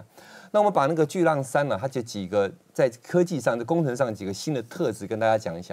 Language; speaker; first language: Chinese; native; Chinese